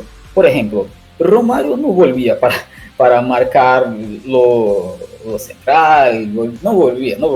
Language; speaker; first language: Spanish; non-native, learner; Portuguese